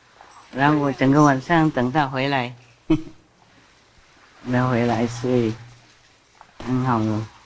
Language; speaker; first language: Chinese; non-native, fluent; Vietnamese